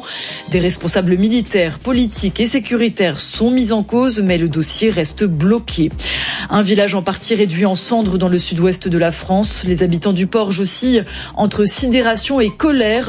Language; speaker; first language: French; native; French